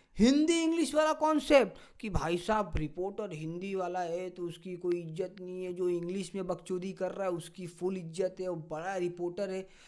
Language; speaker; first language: Hindi; native; Hindi